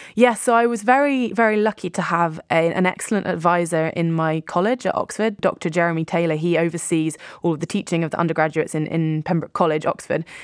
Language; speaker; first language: English; native; English